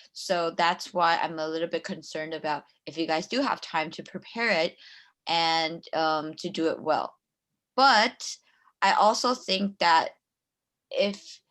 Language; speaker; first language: English; non-native, fluent; Chinese